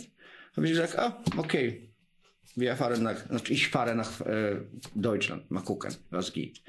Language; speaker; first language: German; non-native, learner; Polish